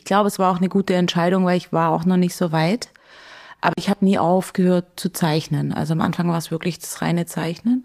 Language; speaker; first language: German; native; German